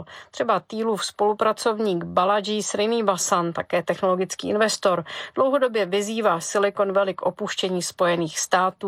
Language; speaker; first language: Czech; native; Czech